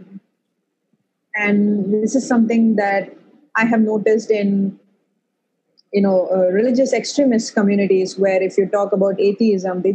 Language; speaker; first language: English; non-native, local second language; Tamil